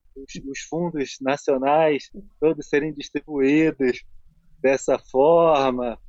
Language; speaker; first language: Portuguese; native; Portuguese